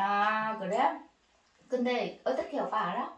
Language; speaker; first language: Korean; non-native, learner; Vietnamese